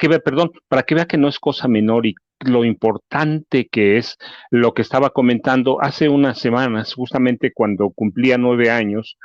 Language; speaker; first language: Spanish; native; Spanish